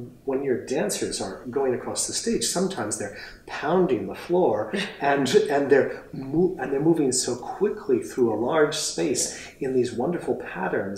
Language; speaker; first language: English; native; English